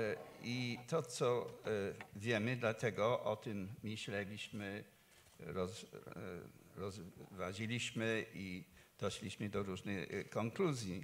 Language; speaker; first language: Polish; non-native, fluent; English